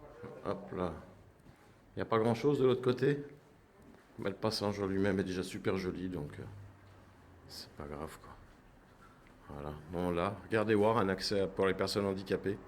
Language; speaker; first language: French; native; French